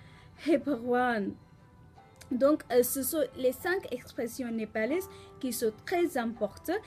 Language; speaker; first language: French; non-native, learner; Nepali